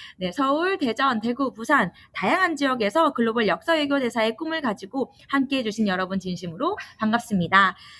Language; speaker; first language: Korean; native; Korean